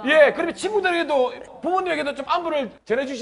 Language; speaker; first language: Korean; native; Korean